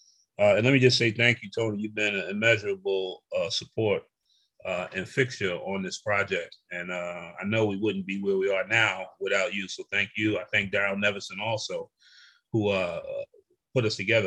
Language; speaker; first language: English; native; English